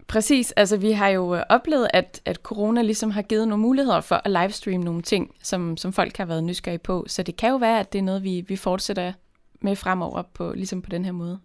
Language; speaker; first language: Danish; native; Danish